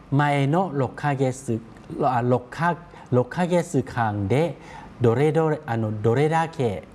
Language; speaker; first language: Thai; native; Thai